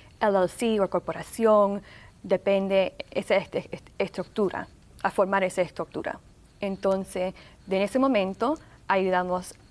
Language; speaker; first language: Spanish; early bilingual, heritage; Spanish